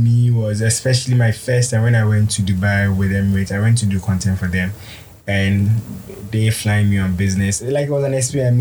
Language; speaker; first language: English; non-native, local second language; Akan